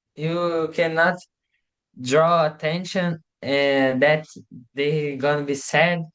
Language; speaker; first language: English; non-native, learner; Portuguese